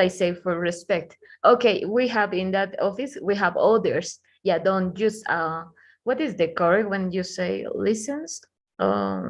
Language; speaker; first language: English; non-native, learner; Spanish